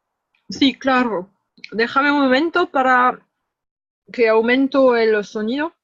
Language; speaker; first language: Spanish; non-native, learner; French